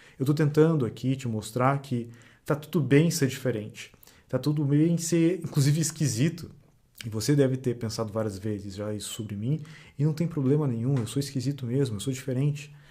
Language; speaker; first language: Portuguese; native; Portuguese